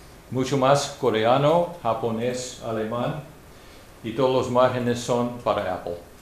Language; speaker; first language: Spanish; non-native, fluent; English